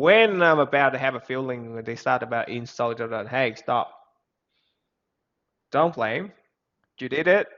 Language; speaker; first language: English; non-native, fluent; Vietnamese